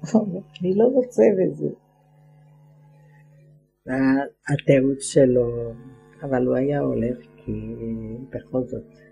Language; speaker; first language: Hebrew; non-native, fluent; Ladino